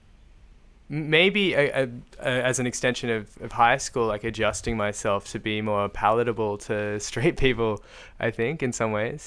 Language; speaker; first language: English; native; English